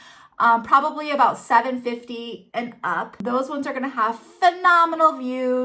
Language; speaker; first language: English; native; English